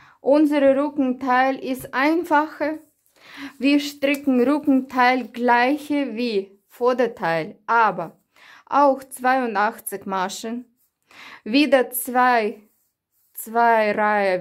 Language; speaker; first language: German; non-native, learner; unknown